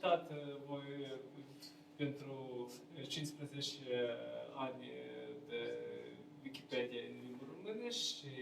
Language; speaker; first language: Romanian; non-native, learner; Ukrainian